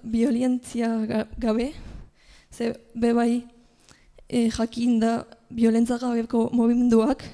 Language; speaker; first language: Basque; non-native, local second language; Spanish